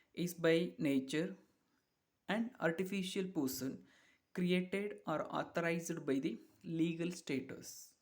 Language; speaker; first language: English; non-native, local second language; Kannada